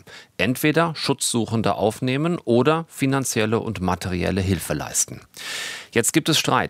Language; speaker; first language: German; native; German